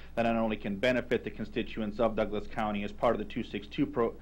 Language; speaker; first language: English; native; English